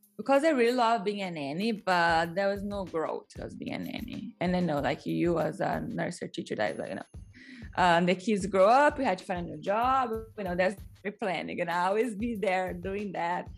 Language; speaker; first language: English; non-native, fluent; Portuguese